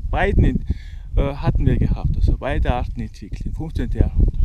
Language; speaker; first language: German; non-native, learner; Mongolian